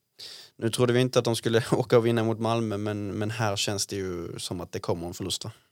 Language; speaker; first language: Swedish; native; Swedish